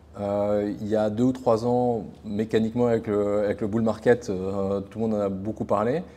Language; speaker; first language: French; native; French